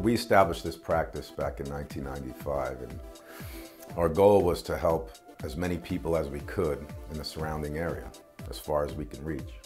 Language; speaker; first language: English; native; English